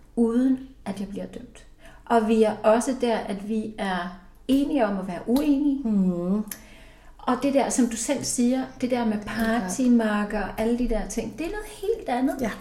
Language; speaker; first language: Danish; early bilingual, heritage; Icelandic